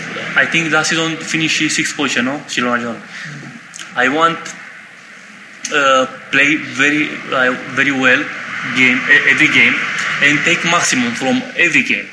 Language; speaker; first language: English; non-native, learner; Romanian